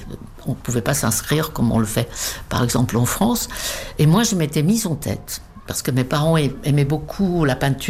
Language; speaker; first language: French; non-native, fluent; Czech